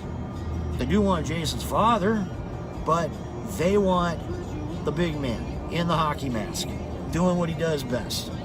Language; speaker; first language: English; native; English